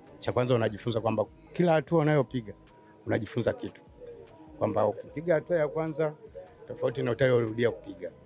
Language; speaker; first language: Swahili; native; Swahili